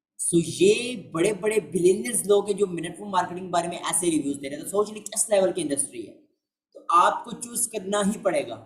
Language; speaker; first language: Urdu; non-native, local second language; Punjabi